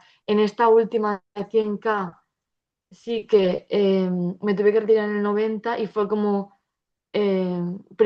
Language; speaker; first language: Spanish; native; Spanish